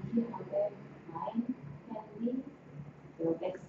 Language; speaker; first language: German; non-native, learner; Korean